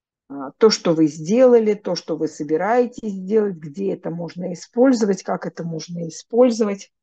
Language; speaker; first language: Russian; native; Russian